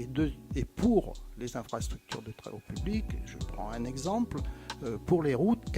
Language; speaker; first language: French; native; French